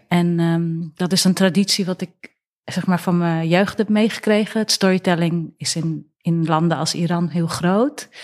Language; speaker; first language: Dutch; early bilingual, other home language; Persian